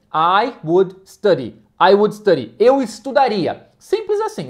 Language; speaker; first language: English; non-native, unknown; Portuguese